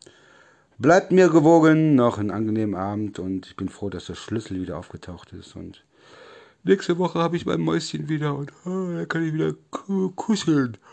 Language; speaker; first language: German; native; German